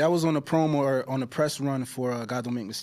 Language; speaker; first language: English; native; English